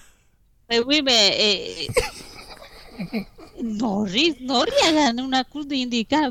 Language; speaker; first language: French; non-native, fluent; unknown